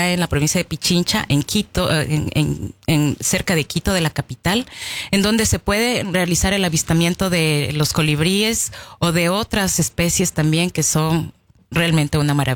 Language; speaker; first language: Spanish; native; Spanish